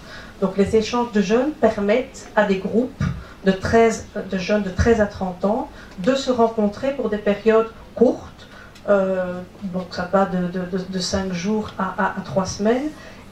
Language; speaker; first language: French; native; French